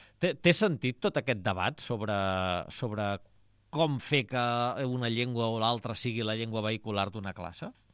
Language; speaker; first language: Catalan; native; Catalan